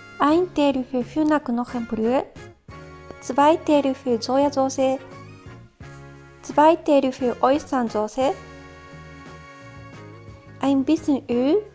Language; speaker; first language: German; non-native, learner; Japanese